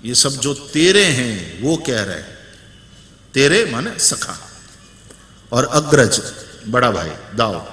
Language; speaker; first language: Hindi; non-native, local second language; Gujarati